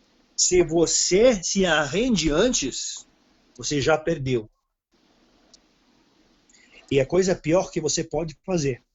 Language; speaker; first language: Portuguese; non-native, fluent; Serbian